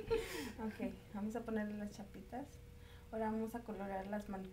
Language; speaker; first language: Spanish; early bilingual, heritage; Spanish